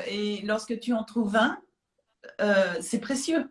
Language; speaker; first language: French; native; French